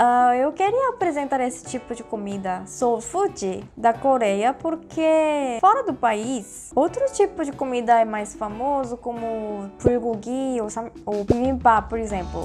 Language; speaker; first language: Portuguese; non-native, fluent; Korean